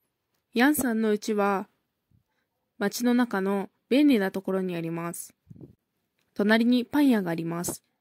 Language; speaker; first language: Japanese; non-native, fluent; Kyrgyz